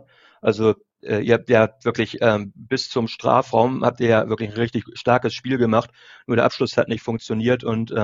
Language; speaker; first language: German; native; German